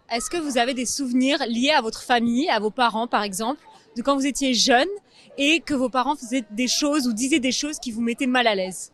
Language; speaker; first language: French; native; French